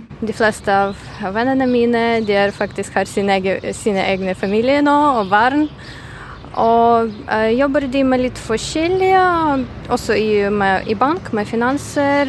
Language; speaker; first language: Norwegian; non-native, fluent; Ukrainian